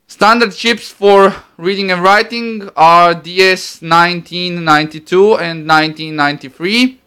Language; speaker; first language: English; non-native, fluent; Croatian